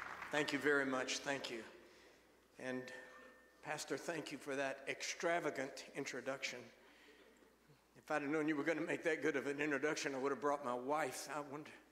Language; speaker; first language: English; native; English